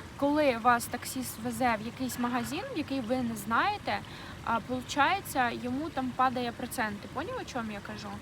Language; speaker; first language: Ukrainian; native; Ukrainian